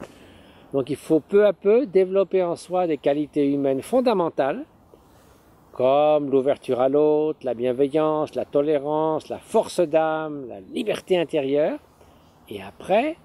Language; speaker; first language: French; native; French